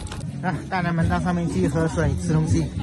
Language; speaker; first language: Chinese; native; Chinese